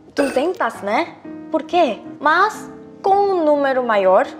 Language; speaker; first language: Portuguese; non-native, fluent; Korean